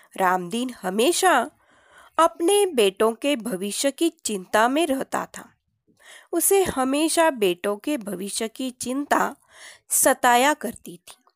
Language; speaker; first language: Hindi; non-native, local second language; Marathi